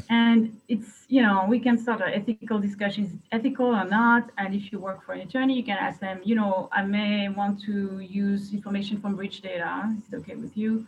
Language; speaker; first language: English; non-native, fluent; French